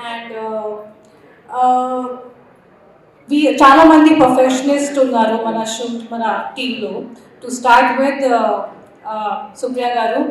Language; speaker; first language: Telugu; non-native, local second language; Hindi